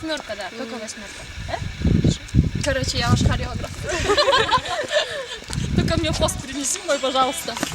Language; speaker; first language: Russian; non-native, local second language; Kyrgyz